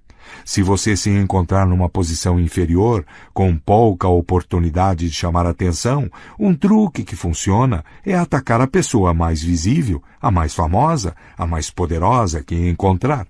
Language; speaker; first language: Portuguese; native; Portuguese